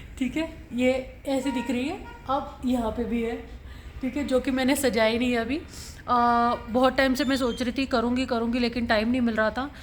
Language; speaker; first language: Hindi; non-native, local second language; Marathi